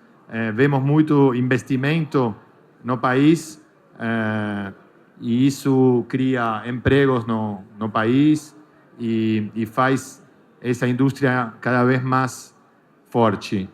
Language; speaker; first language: Portuguese; non-native, fluent; Spanish